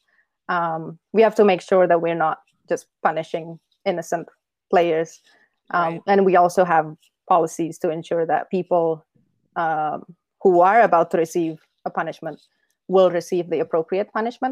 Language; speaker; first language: English; non-native, fluent; Indonesian